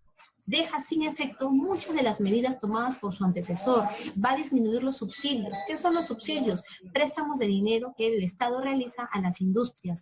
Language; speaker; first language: Spanish; native; Spanish